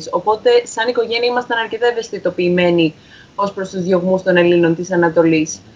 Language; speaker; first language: Greek; native; Greek